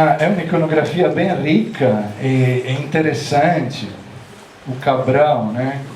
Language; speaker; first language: Portuguese; non-native, fluent; Italian